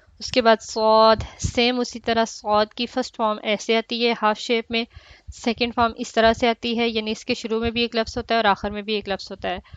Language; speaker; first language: Urdu; native; Urdu